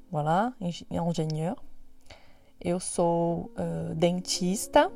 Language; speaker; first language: French; non-native, fluent; Portuguese